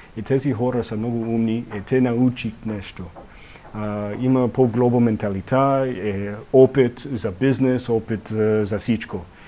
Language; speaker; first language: Bulgarian; non-native, learner; English